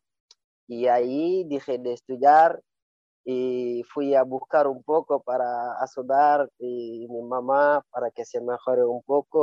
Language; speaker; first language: Spanish; non-native, learner; Wolof